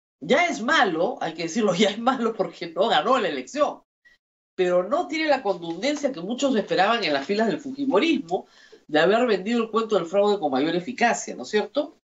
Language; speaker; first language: Spanish; native; Spanish